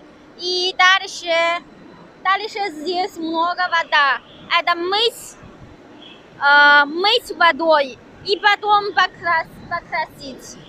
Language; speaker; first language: Russian; non-native, learner; Chinese